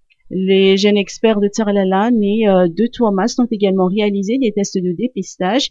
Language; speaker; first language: French; non-native, local second language; Malagasy